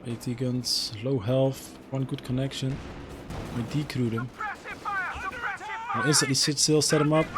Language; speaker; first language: English; non-native, fluent; Dutch